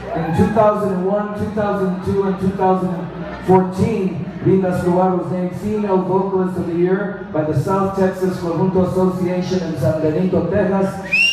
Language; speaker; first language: English; early bilingual, other home language; Spanish